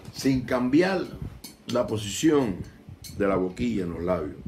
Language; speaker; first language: Spanish; native; Spanish